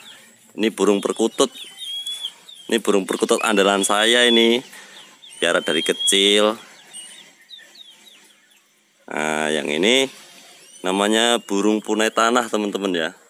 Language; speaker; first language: Malay; native; Malay